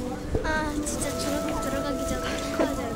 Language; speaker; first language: Korean; early bilingual, other home language; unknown